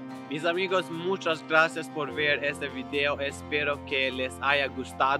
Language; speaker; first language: Spanish; non-native, learner; English